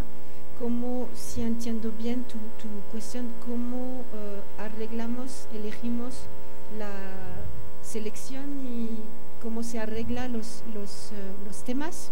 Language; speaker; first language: Spanish; non-native, fluent; French